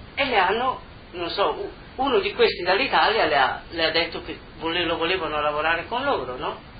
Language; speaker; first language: Italian; native; Italian